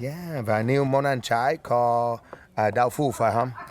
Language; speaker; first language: Vietnamese; non-native, learner; English